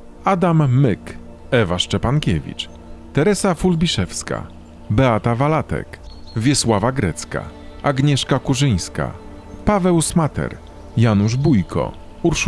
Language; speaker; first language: Polish; native; Polish